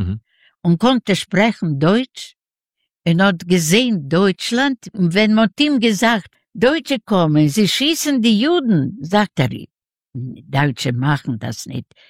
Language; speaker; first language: German; non-native, fluent; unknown